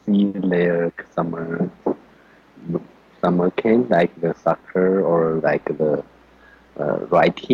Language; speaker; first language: English; non-native, learner; Chinese